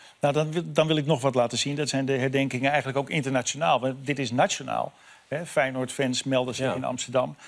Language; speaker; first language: Dutch; native; Dutch